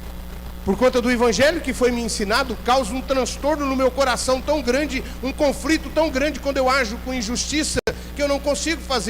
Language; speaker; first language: Portuguese; native; Portuguese